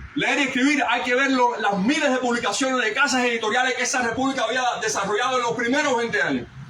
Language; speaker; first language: Spanish; early bilingual, heritage; Spanish